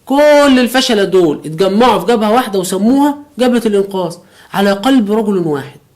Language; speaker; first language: Arabic; native; Arabic